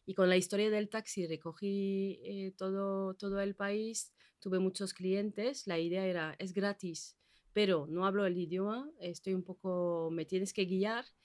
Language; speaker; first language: Spanish; non-native, fluent; Basque